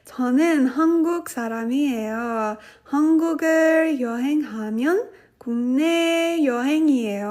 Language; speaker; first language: Korean; non-native, learner; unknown